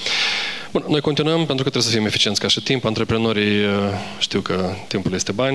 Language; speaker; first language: Romanian; native; Romanian